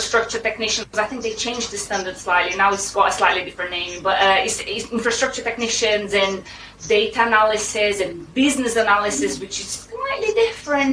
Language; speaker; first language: English; non-native, fluent; Portuguese